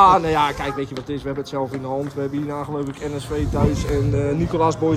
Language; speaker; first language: Dutch; native; Dutch